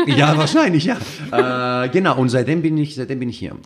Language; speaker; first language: German; non-native, fluent; Greek